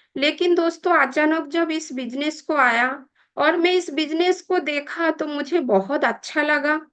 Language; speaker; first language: Hindi; non-native, local second language; Bangla